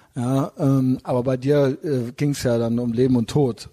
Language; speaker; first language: German; native; German